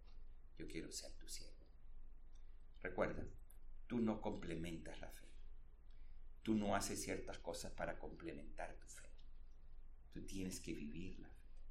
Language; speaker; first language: Spanish; native; Spanish